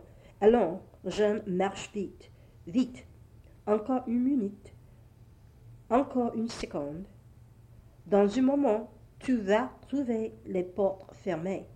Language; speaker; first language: French; non-native, learner; English